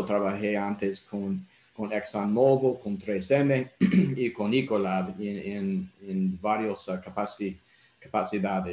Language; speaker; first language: Spanish; non-native, fluent; English